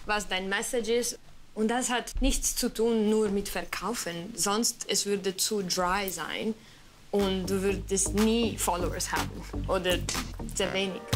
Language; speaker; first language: German; non-native, learner; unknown